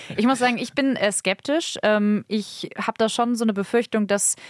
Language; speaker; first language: German; native; German